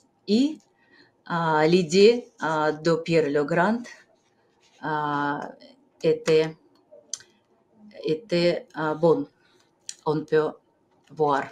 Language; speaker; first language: French; non-native, fluent; Russian